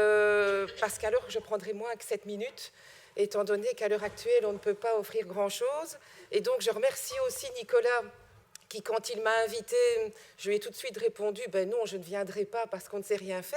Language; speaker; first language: French; native; French